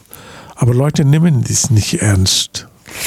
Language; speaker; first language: German; non-native, learner; Bangla